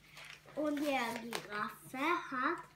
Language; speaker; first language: German; non-native, learner; Hungarian